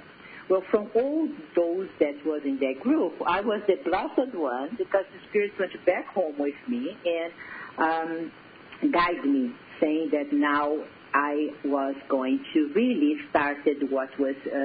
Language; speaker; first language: English; non-native, fluent; Portuguese